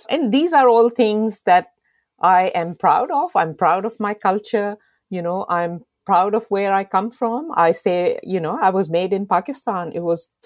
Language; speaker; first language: English; non-native, local second language; Urdu